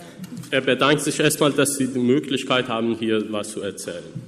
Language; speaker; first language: German; non-native, fluent; Persian